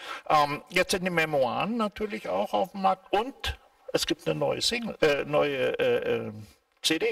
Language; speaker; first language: German; native; German